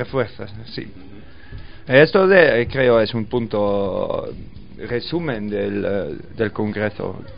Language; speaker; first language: Spanish; non-native, learner; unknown